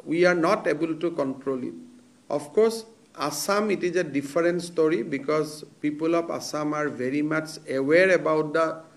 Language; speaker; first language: English; non-native, local second language; Assamese